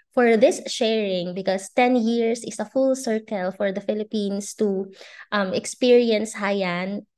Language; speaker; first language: English; non-native, local second language; Bikol